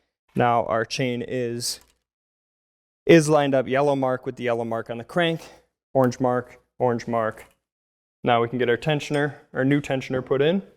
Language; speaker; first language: English; native; English